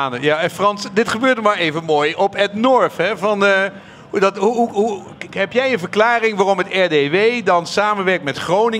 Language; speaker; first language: Dutch; native; Dutch